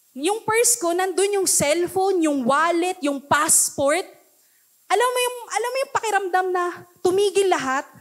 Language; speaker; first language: Filipino; early bilingual, heritage; Filipino